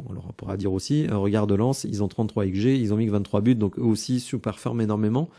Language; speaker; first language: French; native; French